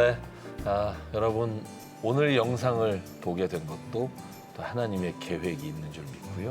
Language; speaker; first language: Korean; native; Korean